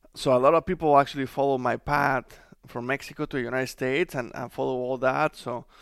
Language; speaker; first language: English; non-native, fluent; Spanish